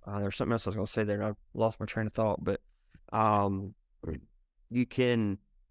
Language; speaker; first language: English; native; English